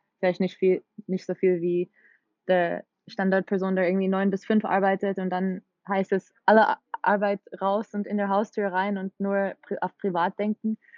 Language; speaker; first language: German; non-native, fluent; English